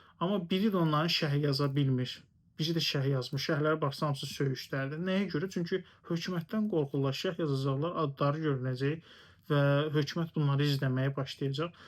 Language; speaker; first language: Azerbaijani; non-native, local second language; Talysh